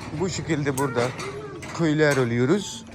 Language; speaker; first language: Turkish; non-native, learner; Punjabi